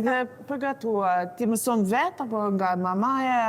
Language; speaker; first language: Albanian; non-native, learner; English